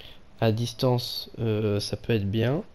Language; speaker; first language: French; native; French